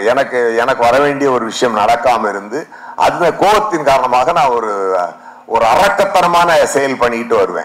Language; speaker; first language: Tamil; native; Tamil